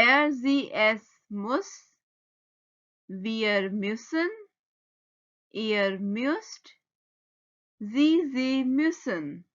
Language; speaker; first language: German; non-native, fluent; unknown